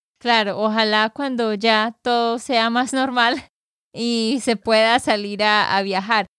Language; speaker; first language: Spanish; native; Spanish